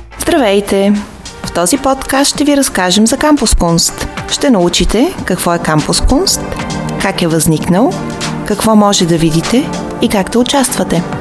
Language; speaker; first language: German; non-native, fluent; Bulgarian